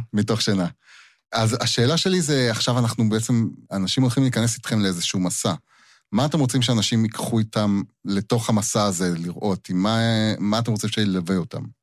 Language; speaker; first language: Hebrew; native; Hebrew